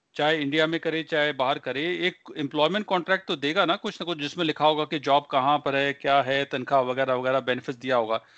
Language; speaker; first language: Hindi; non-native, local second language; Punjabi